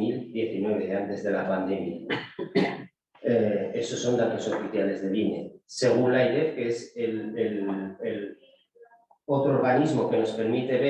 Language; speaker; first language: Spanish; native; Spanish